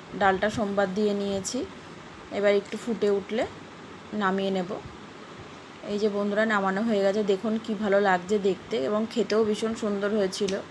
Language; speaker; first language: Bangla; native; Bangla